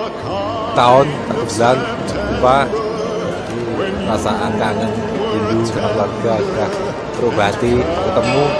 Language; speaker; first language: Indonesian; non-native, local second language; Javanese